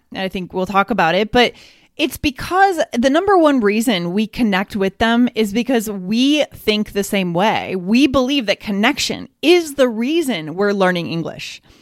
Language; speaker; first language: English; native; English